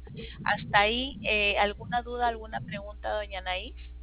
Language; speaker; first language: Spanish; native; Spanish